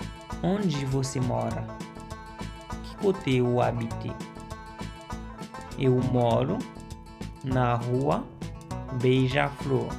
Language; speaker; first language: Portuguese; non-native, fluent; Haitian Creole